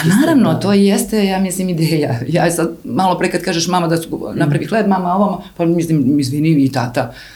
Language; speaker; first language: Serbian; native; Serbian